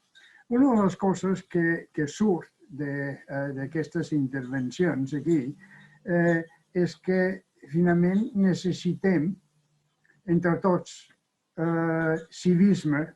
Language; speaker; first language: Catalan; non-native, fluent; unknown